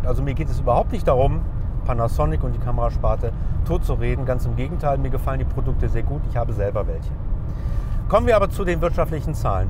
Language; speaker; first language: German; native; German